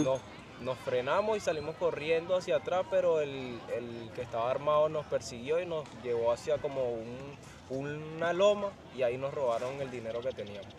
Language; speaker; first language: Spanish; native; Spanish